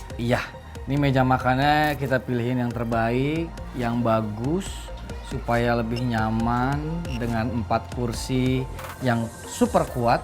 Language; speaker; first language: Indonesian; native; Indonesian